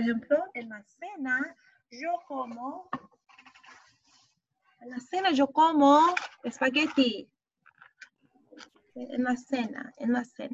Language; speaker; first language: Spanish; non-native, fluent; English